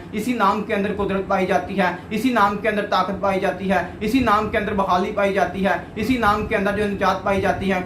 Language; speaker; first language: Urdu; native; Urdu